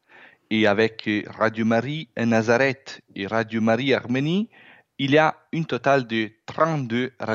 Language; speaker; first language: French; non-native, fluent; Italian